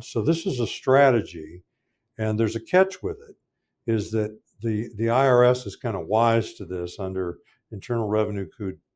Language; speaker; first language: English; native; English